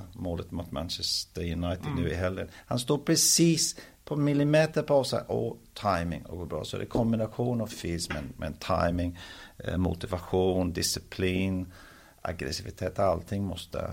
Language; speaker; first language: Swedish; early bilingual, heritage; Swedish